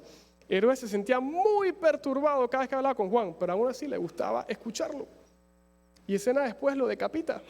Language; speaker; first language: Spanish; native; Spanish